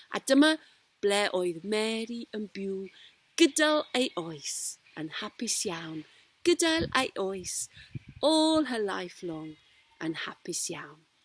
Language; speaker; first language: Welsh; non-native, local second language; English